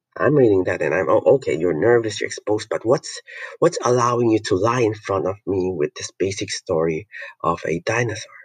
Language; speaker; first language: English; non-native, local second language; Filipino